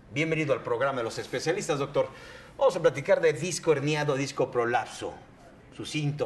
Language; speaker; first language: Spanish; native; Spanish